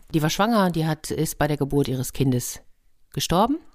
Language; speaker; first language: German; native; German